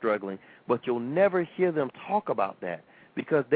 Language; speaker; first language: English; native; English